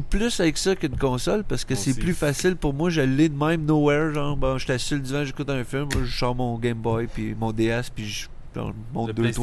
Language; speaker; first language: French; native; French